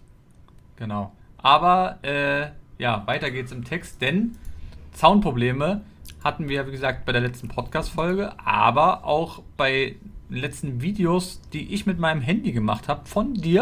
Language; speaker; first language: German; native; German